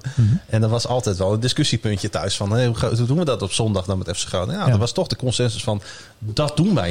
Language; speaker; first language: Dutch; native; Dutch